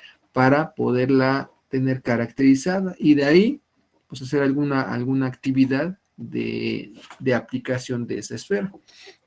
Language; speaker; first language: Spanish; native; Spanish